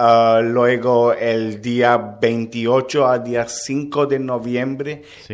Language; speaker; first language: Spanish; non-native, learner; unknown